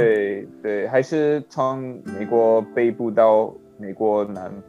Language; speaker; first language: Chinese; non-native, learner; English